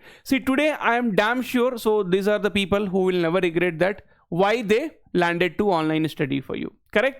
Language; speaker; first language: English; non-native, local second language; Hindi